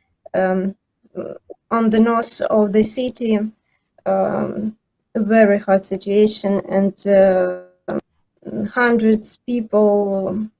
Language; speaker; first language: English; non-native, learner; Ukrainian